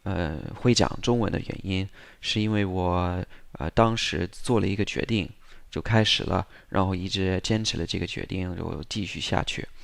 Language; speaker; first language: Chinese; non-native, fluent; English